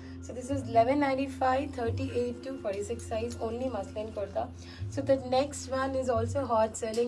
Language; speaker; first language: English; non-native, local second language; Hindi